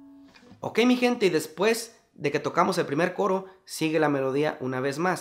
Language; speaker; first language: Spanish; native; Spanish